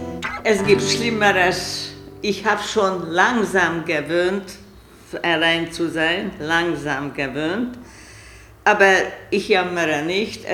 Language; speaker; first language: German; non-native, learner; Hungarian